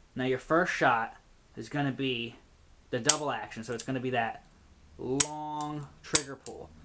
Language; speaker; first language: English; native; English